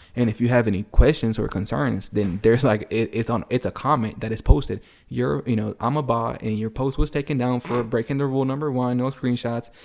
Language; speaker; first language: English; early bilingual, other home language; Spanish